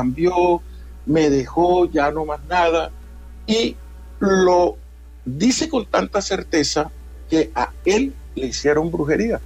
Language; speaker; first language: Spanish; native; Spanish